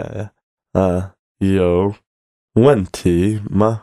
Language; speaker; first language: Chinese; non-native, learner; English